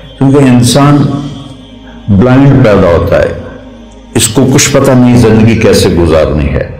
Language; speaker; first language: Urdu; non-native, local second language; Punjabi